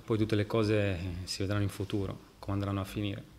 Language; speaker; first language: Italian; non-native, fluent; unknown